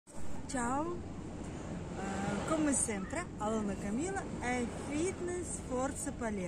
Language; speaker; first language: Italian; non-native, learner; Russian